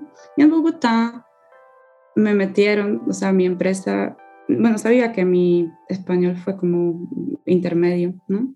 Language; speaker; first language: Spanish; non-native, fluent; Polish